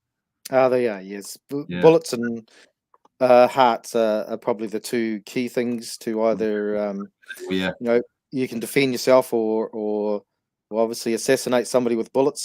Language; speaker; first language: English; native; English